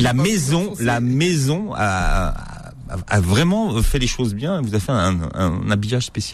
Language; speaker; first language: French; native; French